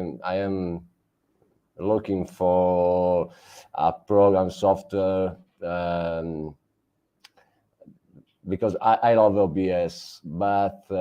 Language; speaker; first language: English; non-native, learner; Italian